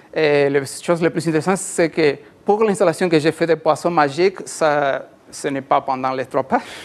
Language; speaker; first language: French; non-native, learner; Spanish